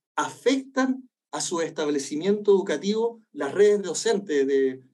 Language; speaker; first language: Spanish; native; Spanish